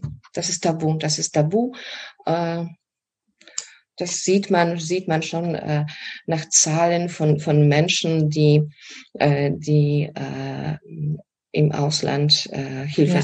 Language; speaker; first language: German; non-native, fluent; Polish